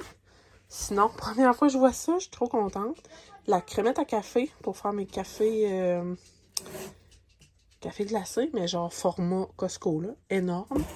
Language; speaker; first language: French; native; French